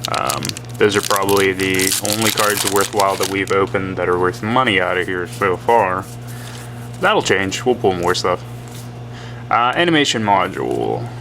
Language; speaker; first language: English; native; English